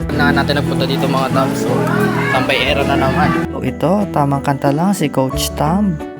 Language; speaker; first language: Filipino; native; Filipino